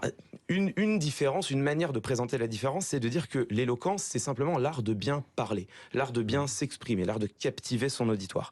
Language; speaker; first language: French; native; French